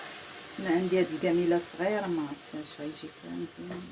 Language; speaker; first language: Arabic; native; Arabic